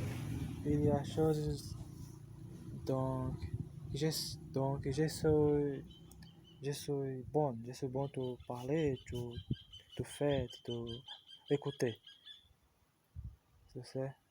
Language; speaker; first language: French; non-native, learner; Portuguese